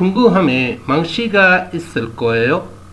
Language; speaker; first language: Korean; non-native, learner; Urdu